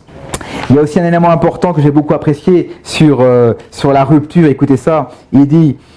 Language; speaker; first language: French; native; French